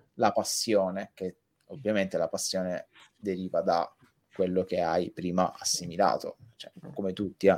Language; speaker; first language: Italian; native; Italian